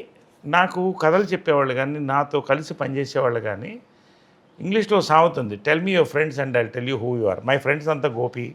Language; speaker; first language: Telugu; native; Telugu